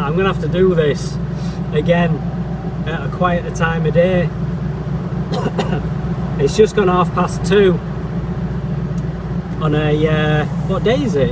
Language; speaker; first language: English; native; English